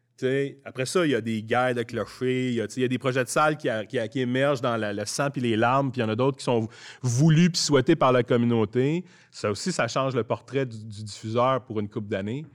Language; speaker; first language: French; native; French